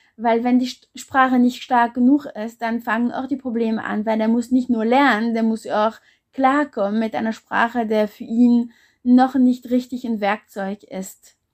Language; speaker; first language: German; non-native, fluent; French